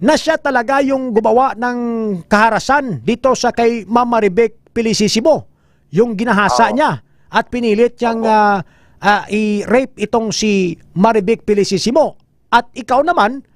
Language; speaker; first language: Filipino; non-native, local second language; Hiligaynon